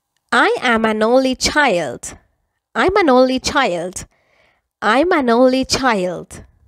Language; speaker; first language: English; non-native, fluent; Persian